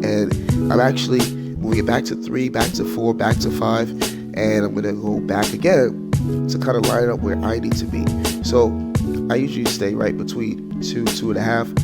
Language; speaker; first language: English; native; English